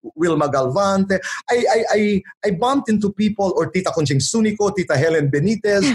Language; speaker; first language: English; non-native, local second language; Waray